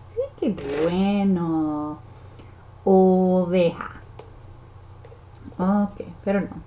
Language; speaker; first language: Spanish; non-native, learner; English